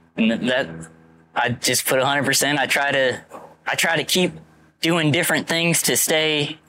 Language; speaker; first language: English; native; English